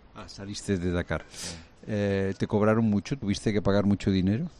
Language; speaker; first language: Spanish; native; Spanish